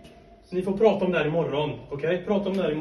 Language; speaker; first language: Swedish; native; Swedish